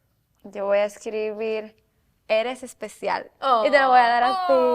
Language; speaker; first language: Spanish; native; Spanish